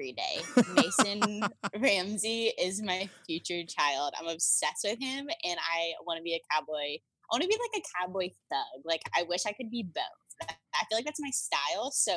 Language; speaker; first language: English; native; English